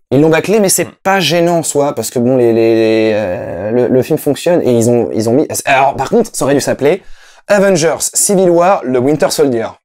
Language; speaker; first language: French; native; French